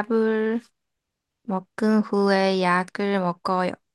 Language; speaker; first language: Korean; non-native, learner; Chinese